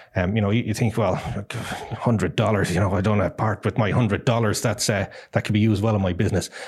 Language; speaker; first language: English; native; English